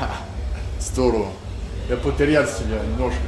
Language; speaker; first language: Russian; non-native, learner; French